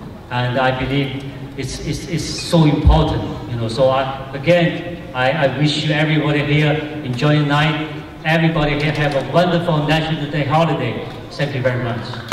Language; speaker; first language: English; non-native, fluent; Chinese